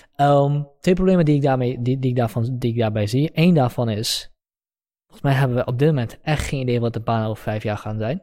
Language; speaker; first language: Dutch; early bilingual, other home language; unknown